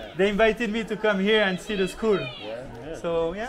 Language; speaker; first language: English; non-native, fluent; French